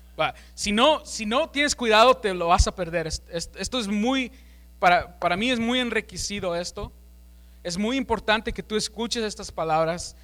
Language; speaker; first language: Spanish; early bilingual, heritage; Spanish